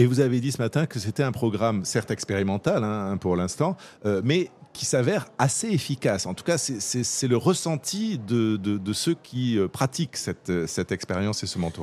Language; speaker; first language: French; native; French